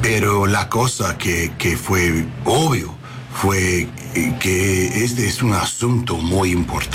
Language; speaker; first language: Spanish; non-native, learner; English